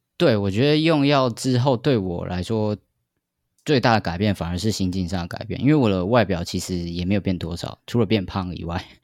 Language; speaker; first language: Chinese; native; Chinese